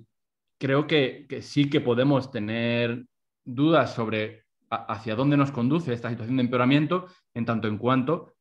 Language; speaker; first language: Spanish; native; Spanish